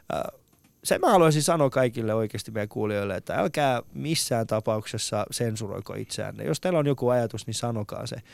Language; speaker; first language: Finnish; early bilingual, other home language; Persian